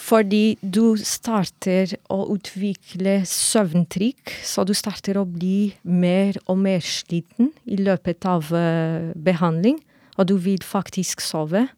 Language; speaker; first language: Norwegian; non-native, fluent; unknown